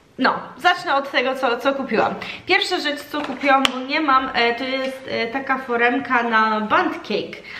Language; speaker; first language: Polish; early bilingual, heritage; Polish